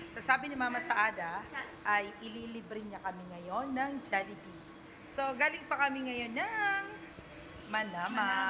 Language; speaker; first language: Filipino; non-native, local second language; Bikol